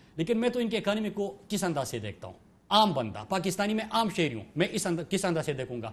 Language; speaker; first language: Urdu; non-native, local second language; Pashto